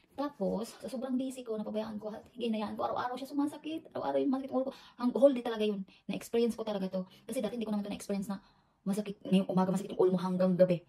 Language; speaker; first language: Filipino; native; Filipino